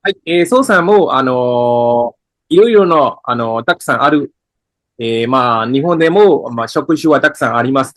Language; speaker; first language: Japanese; non-native, fluent; Burmese